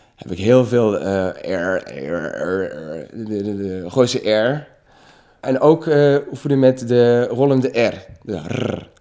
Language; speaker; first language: Dutch; native; Dutch